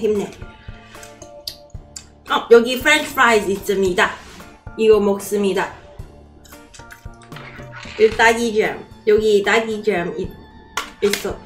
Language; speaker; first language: Korean; non-native, learner; Cantonese